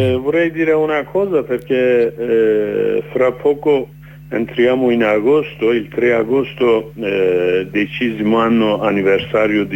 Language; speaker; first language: Italian; non-native, learner; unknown